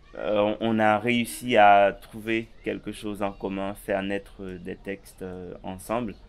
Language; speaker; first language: French; native; French